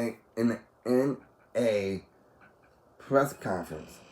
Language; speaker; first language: English; native; English